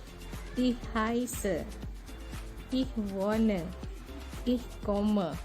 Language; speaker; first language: German; non-native, learner; Indonesian